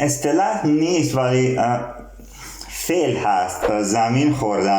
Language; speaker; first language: Persian; non-native, learner; Serbian